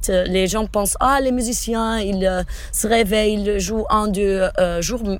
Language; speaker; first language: French; non-native, fluent; Portuguese